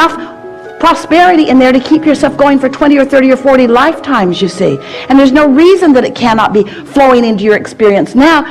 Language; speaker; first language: English; native; English